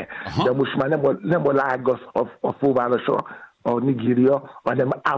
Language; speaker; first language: Hungarian; non-native, learner; Yoruba